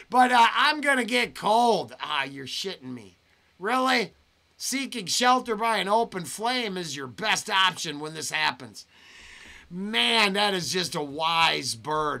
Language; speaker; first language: English; native; English